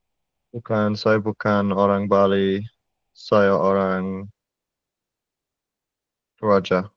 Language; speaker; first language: Indonesian; non-native, learner; English